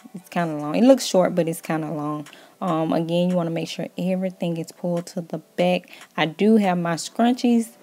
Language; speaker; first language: English; native; English